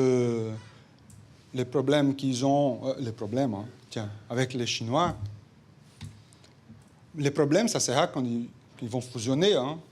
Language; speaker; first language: French; non-native, fluent; Portuguese